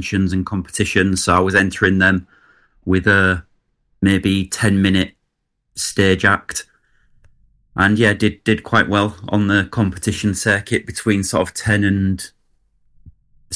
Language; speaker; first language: English; native; English